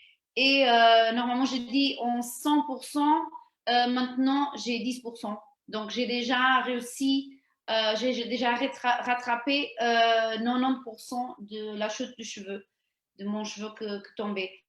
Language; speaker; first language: French; non-native, fluent; Portuguese